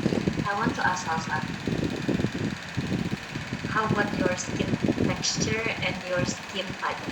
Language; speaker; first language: English; non-native, learner; Indonesian